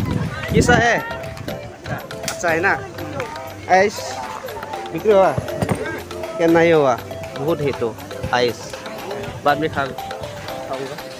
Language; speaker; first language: Hindi; non-native, local second language; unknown